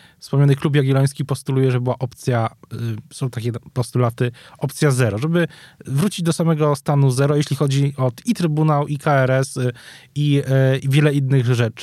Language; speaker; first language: Polish; native; Polish